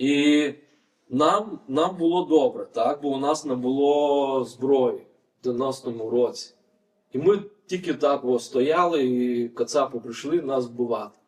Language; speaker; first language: Ukrainian; non-native, fluent; Lithuanian